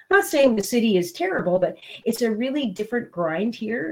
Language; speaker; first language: English; native; English